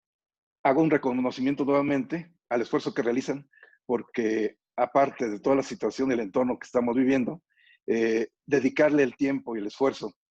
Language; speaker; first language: Spanish; native; Spanish